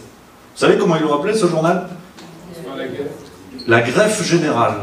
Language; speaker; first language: French; native; French